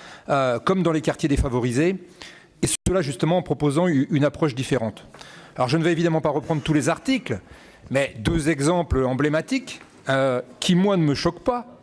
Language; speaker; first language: French; native; French